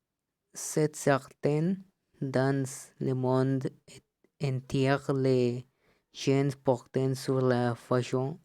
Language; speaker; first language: French; non-native, learner; Spanish